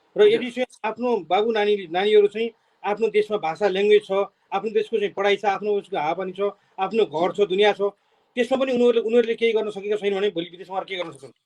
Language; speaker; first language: Nepali; native; Nepali